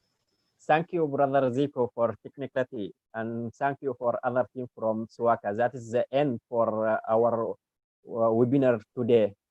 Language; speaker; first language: English; non-native, learner; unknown